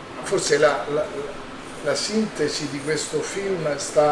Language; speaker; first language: Italian; native; Italian